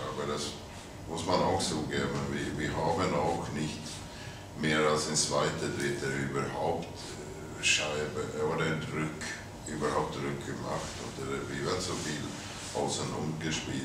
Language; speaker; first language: German; non-native, fluent; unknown